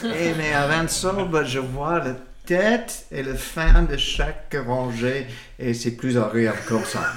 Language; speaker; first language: French; non-native, learner; English